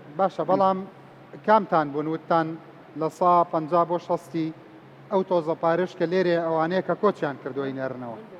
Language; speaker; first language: Central Kurdish; native; Central Kurdish